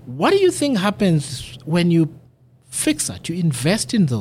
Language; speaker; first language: English; non-native, local second language; Xhosa